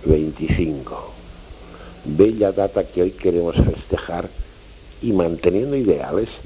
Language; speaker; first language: Spanish; non-native, local second language; Catalan